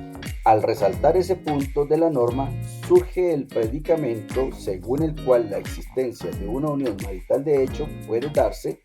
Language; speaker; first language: Spanish; native; Spanish